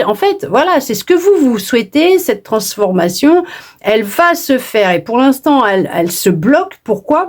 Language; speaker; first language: French; native; French